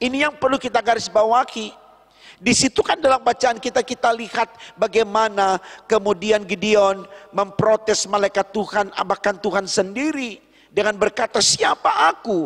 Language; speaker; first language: Indonesian; native; Indonesian